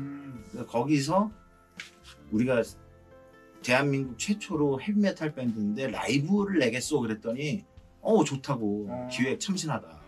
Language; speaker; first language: Korean; native; Korean